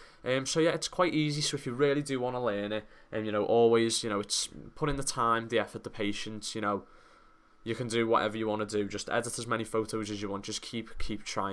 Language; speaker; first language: English; native; English